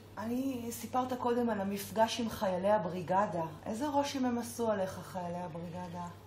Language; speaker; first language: Hebrew; native; Hebrew